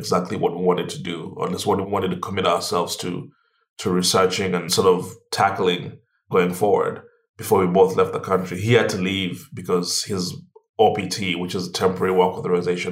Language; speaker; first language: English; non-native, local second language; Ganda